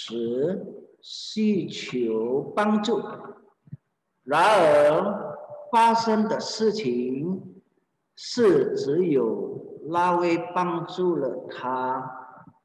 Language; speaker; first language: Chinese; non-native, fluent; Indonesian